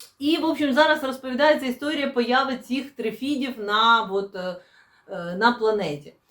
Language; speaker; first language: Ukrainian; non-native, local second language; Russian